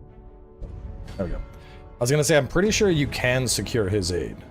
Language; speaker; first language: English; native; English